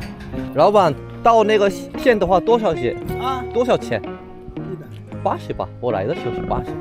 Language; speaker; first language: Chinese; non-native, fluent; Korean